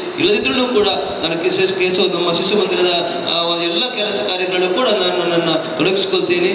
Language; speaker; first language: Kannada; non-native, local second language; Tulu